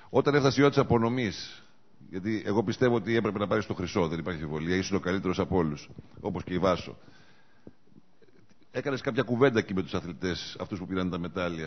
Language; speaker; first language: Greek; native; Greek